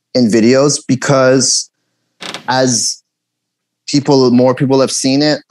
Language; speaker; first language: English; early bilingual, other home language; Persian